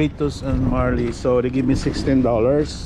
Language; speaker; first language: English; non-native, local second language; Filipino